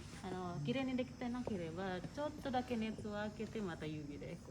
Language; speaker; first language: Japanese; non-native, fluent; Indonesian